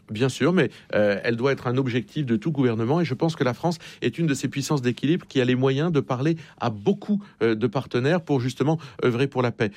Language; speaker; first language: French; native; French